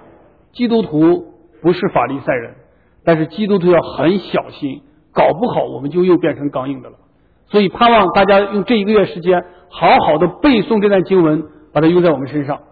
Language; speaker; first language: Chinese; native; Chinese